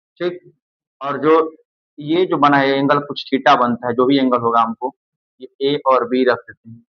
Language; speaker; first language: Hindi; native; Hindi